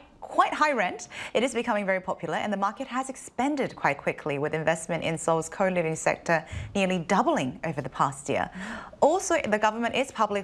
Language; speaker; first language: English; native; English